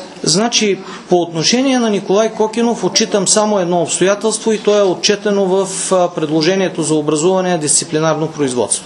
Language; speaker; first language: Bulgarian; native; Bulgarian